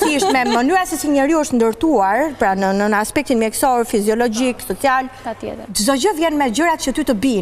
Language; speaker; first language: Albanian; native; Albanian